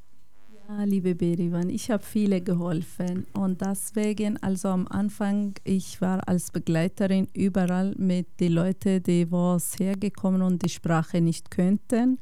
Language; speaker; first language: German; non-native, fluent; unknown